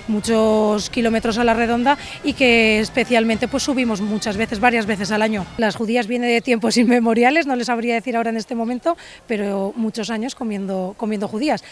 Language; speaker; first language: Spanish; native; Spanish